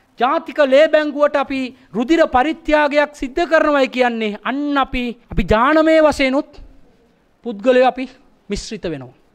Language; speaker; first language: Sinhala; non-native, local second language; Tamil